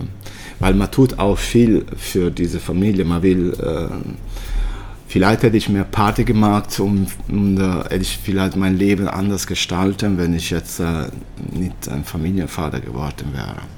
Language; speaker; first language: German; early bilingual, other home language; Italian